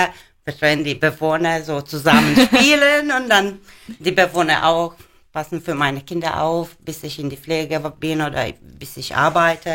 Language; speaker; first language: German; non-native, learner; Hungarian